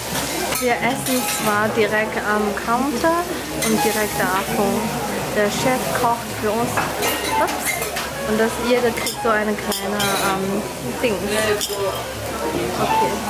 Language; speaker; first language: German; non-native, fluent; Chinese